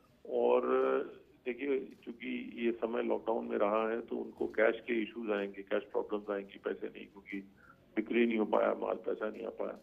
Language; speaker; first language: Hindi; native; Hindi